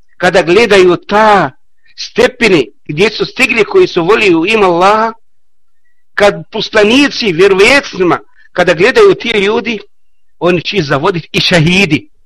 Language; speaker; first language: Bosnian; non-native, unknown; Arabic